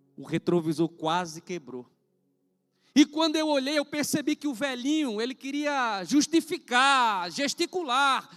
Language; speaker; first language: Portuguese; native; Portuguese